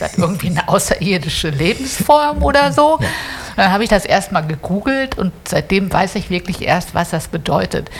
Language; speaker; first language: German; native; German